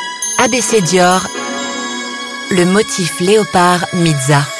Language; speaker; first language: French; native; French